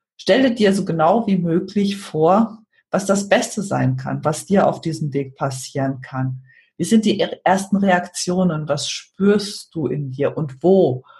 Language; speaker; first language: German; native; German